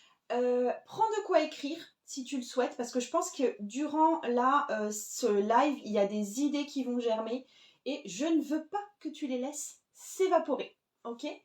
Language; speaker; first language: French; native; French